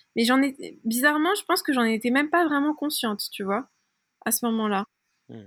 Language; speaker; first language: French; early bilingual, other home language; Persian